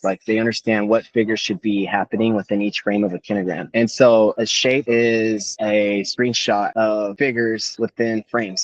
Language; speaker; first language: English; native; English